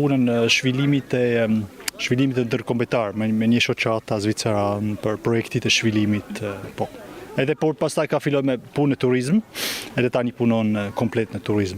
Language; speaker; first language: Albanian; non-native, learner; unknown